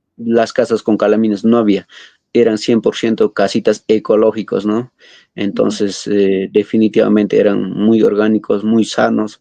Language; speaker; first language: Spanish; non-native, local second language; Quechua